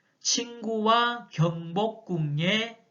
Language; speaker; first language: Korean; non-native, fluent; Chinese